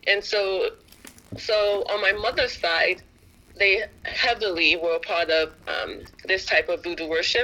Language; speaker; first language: English; native; English